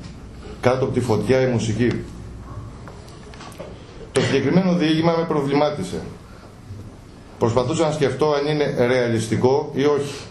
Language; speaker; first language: Greek; native; Greek